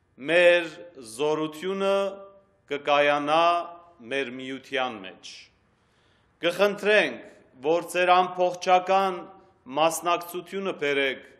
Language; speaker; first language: Armenian; early bilingual, heritage; Armenian